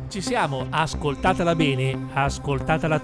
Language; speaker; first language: Italian; native; Italian